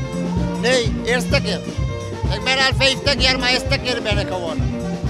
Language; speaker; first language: Dutch; non-native, local second language; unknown